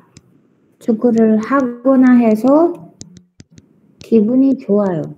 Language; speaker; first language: Korean; non-native, learner; Indonesian